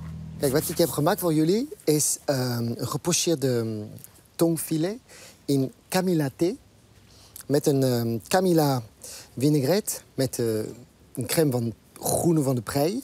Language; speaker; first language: Dutch; non-native, fluent; French